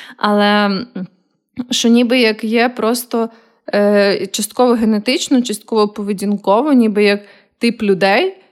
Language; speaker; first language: Ukrainian; native; Ukrainian